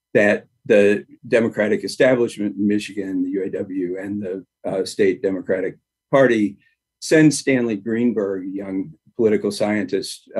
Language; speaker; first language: English; native; English